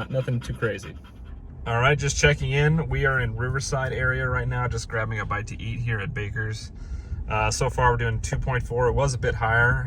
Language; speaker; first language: English; native; English